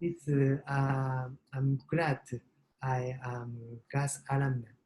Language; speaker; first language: English; non-native, learner; Japanese